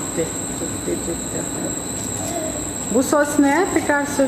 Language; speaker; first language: Turkish; non-native, learner; Russian